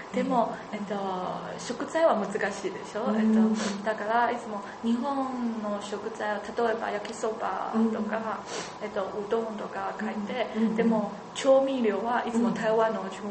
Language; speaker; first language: Japanese; non-native, learner; Chinese